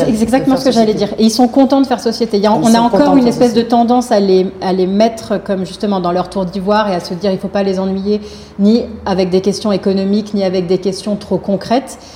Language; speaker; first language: French; native; French